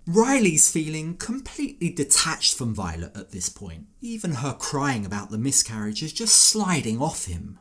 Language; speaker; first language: English; native; English